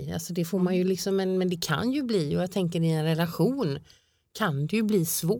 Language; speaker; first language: Swedish; native; Swedish